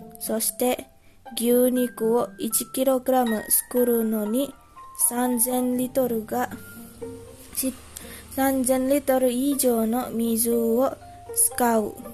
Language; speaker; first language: Japanese; non-native, learner; Indonesian